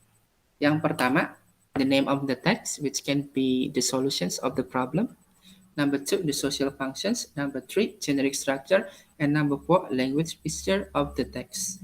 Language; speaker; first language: English; non-native, learner; Indonesian